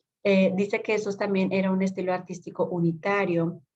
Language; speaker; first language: Spanish; native; Spanish